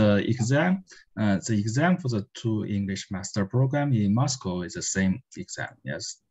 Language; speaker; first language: English; non-native, learner; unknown